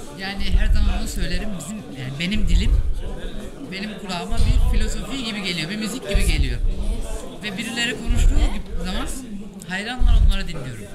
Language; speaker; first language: Turkish; non-native, local second language; Zaza